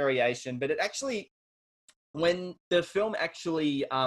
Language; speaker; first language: English; native; English